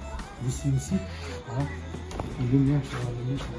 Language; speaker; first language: French; non-native, fluent; Nepali